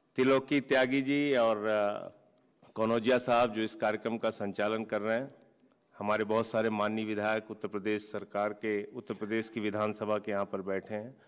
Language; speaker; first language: Hindi; native; Hindi